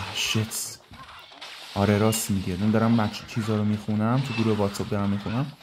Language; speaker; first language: Persian; native; Persian